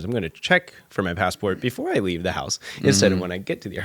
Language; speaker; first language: English; native; English